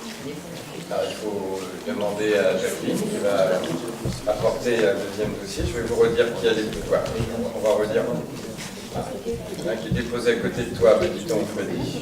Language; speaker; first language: French; native; French